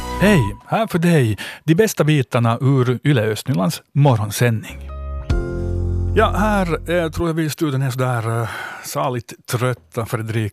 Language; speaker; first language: Swedish; native; Swedish